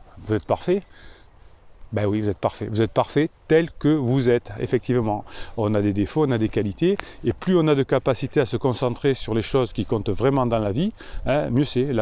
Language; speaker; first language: French; native; French